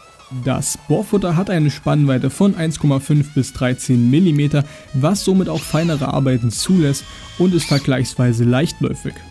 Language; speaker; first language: German; native; German